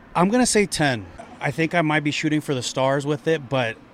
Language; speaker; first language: English; early bilingual, other home language; Spanish